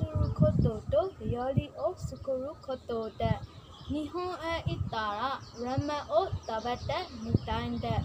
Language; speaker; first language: Japanese; non-native, learner; Burmese